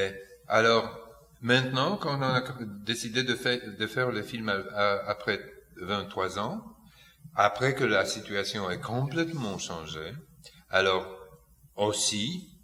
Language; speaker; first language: French; non-native, fluent; Polish